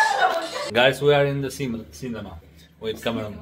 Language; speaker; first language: English; non-native, learner; Polish